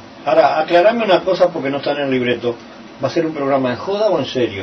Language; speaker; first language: Spanish; native; Spanish